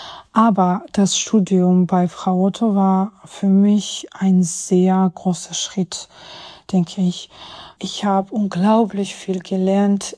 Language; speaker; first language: German; non-native, fluent; Georgian